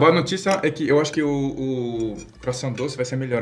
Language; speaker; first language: Portuguese; non-native, fluent; French